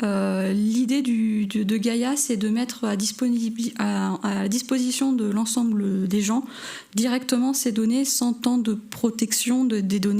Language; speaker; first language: French; native; French